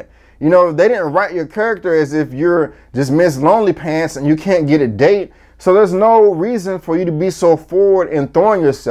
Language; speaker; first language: English; native; English